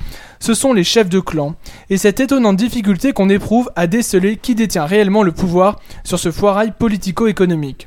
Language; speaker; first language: French; native; French